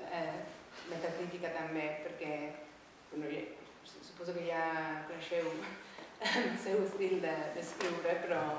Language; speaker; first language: Catalan; non-native, fluent; English